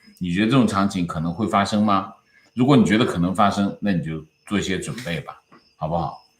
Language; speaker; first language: Chinese; native; Chinese